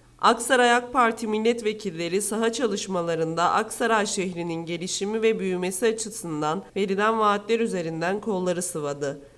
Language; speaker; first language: Turkish; native; Turkish